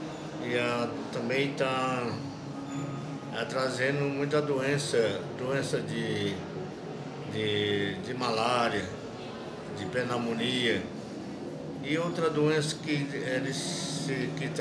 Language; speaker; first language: Portuguese; non-native, local second language; Yanomámi